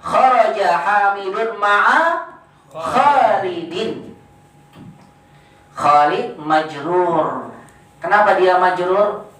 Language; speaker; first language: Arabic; non-native, fluent; Indonesian